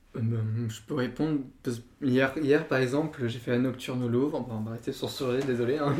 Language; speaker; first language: French; native; French